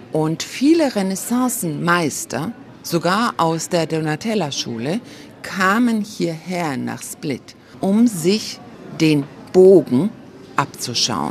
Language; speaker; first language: German; non-native, fluent; Croatian